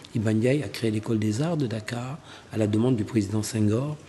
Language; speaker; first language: French; non-native, local second language; Wolof